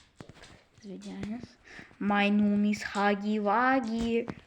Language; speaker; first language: Russian; native; Russian